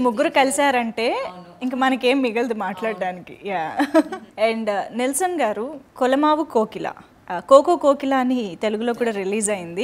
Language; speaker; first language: Telugu; native; Telugu